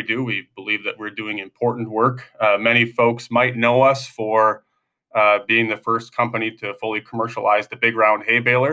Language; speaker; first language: English; native; English